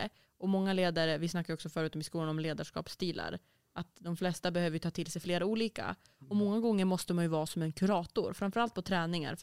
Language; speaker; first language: Swedish; native; Swedish